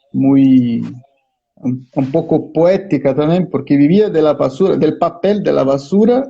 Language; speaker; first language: Spanish; non-native, fluent; Portuguese